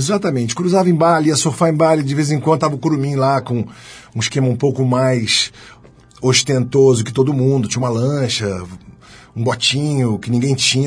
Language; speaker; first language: Portuguese; native; Portuguese